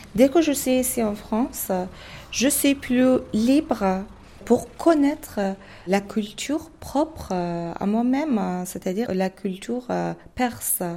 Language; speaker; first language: French; non-native, fluent; Persian